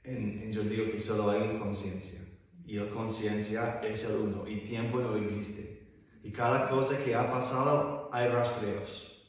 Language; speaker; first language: Spanish; non-native, fluent; English